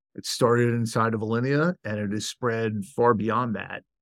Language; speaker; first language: English; native; English